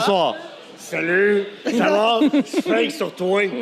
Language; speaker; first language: French; native; French